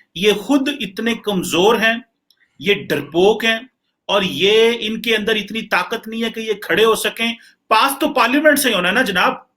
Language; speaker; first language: Hindi; non-native, local second language; Punjabi